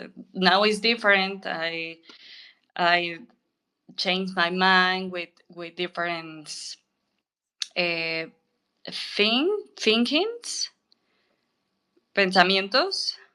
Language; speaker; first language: English; non-native, learner; Spanish